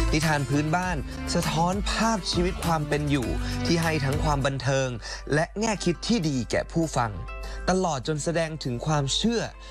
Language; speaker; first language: Thai; native; Thai